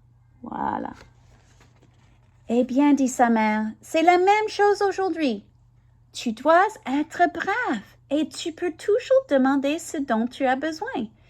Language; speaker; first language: French; non-native, learner; English